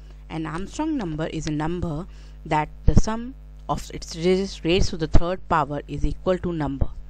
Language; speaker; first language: English; non-native, local second language; Hindi